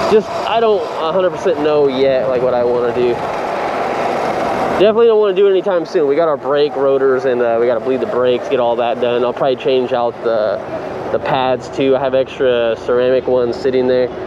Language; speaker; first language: English; native; English